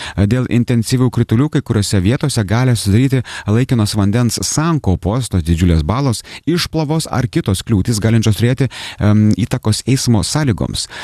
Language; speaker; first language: Lithuanian; native; Lithuanian